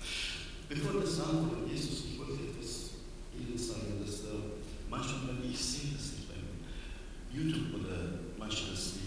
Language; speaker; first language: German; non-native, learner; Persian